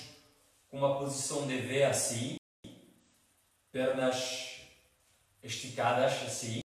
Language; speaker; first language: Portuguese; non-native, fluent; French